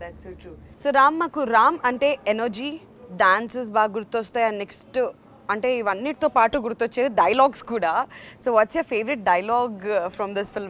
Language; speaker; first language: Telugu; native; Telugu